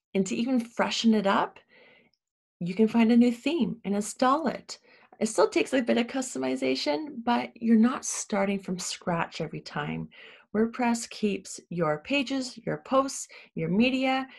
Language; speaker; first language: English; native; English